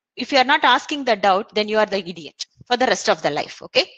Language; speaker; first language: English; non-native, local second language; Tamil